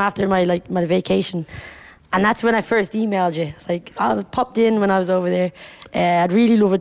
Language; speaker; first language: English; native; English